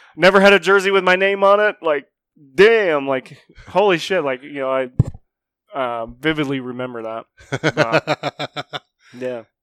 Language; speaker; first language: English; native; English